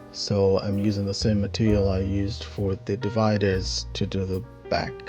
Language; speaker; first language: English; native; English